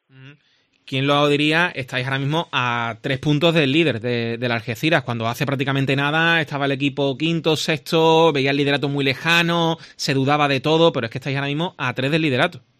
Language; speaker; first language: Spanish; native; Spanish